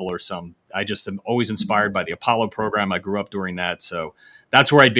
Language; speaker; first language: English; native; English